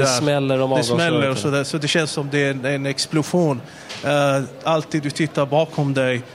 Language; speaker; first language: Swedish; non-native, fluent; Arabic